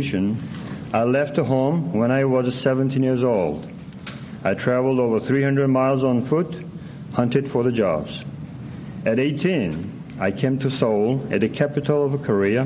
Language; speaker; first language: English; non-native, learner; Korean